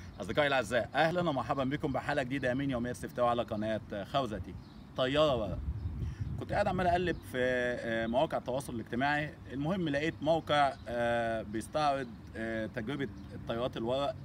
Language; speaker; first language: Arabic; native; Arabic